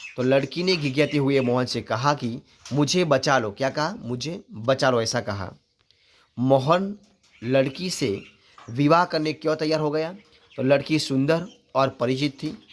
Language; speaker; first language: Hindi; non-native, local second language; Gujarati